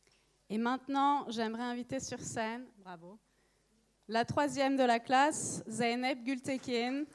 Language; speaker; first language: French; non-native, fluent; Turkish